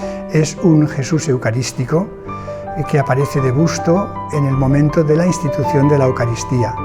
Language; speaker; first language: Spanish; native; Spanish